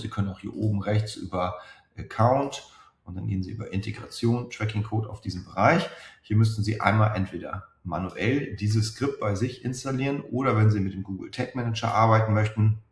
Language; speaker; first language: German; native; German